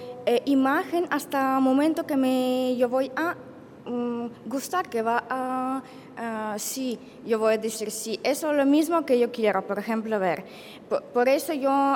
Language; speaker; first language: Spanish; non-native, learner; Ukrainian